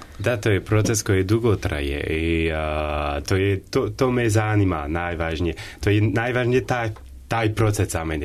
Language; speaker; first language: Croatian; non-native, learner; French